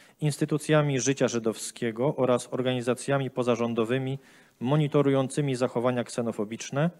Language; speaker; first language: Polish; native; Polish